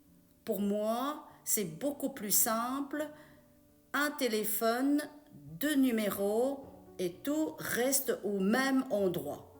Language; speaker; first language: French; non-native, fluent; Chinese